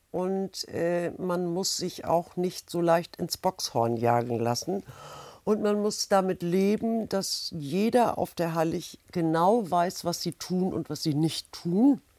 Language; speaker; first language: German; native; German